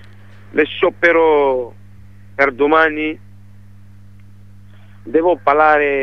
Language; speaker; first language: Italian; non-native, learner; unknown